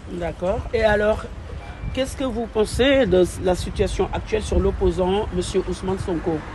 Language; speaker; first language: French; non-native, local second language; Wolof